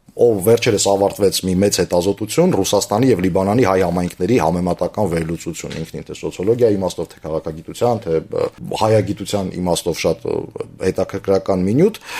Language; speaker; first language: Armenian; native; Armenian